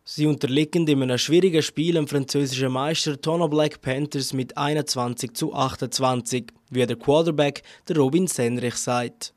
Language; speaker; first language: German; native; German